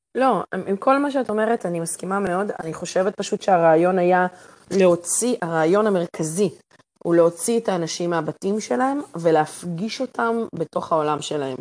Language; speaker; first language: Hebrew; native; Hebrew